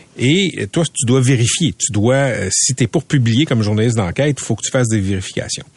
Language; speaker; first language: French; native; French